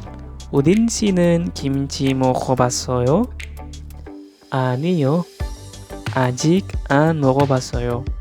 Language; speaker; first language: Korean; non-native, fluent; Indonesian